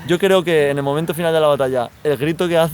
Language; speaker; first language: Spanish; native; Spanish